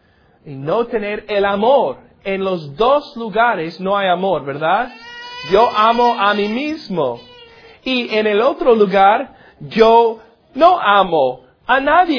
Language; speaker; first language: Spanish; non-native, learner; English